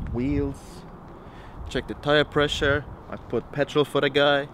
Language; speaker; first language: English; native; English